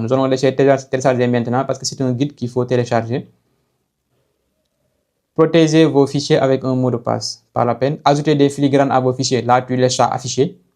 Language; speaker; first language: French; non-native, local second language; Wolof